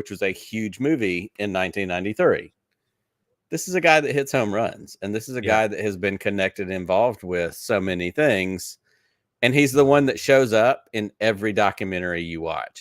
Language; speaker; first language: English; native; English